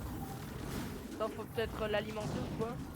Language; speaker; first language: French; native; French